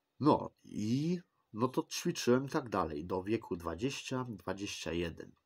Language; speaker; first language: Polish; early bilingual, heritage; Polish